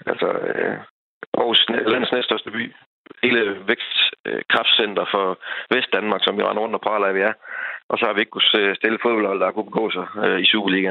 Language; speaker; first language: Danish; native; Danish